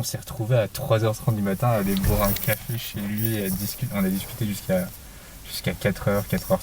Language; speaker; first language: French; native; French